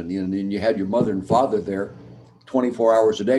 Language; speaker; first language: English; native; English